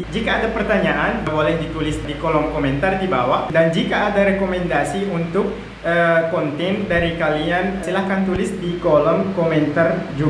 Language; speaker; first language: Indonesian; non-native, fluent; Arabic